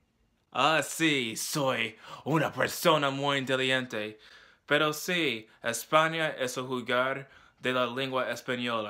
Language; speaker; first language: Spanish; non-native, learner; English